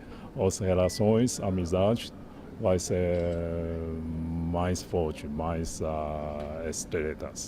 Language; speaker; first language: Portuguese; non-native, fluent; Chinese